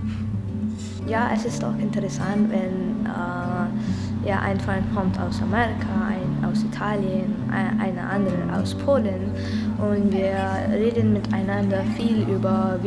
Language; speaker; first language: German; non-native, fluent; Marathi